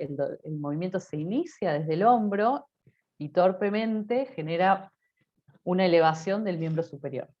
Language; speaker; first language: Spanish; native; Spanish